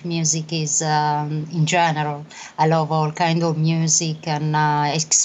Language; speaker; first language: English; non-native, learner; Italian